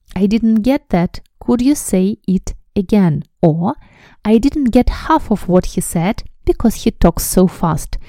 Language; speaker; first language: English; non-native, fluent; Russian